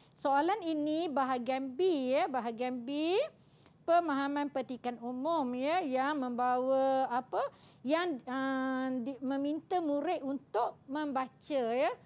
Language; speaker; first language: Malay; native; Malay